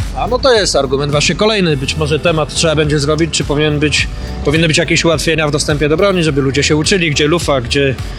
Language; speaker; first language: Polish; native; Polish